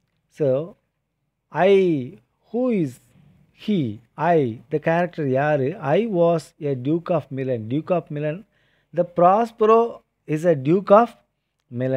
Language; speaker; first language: English; non-native, local second language; Tamil